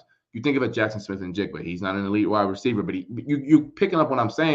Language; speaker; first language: English; native; English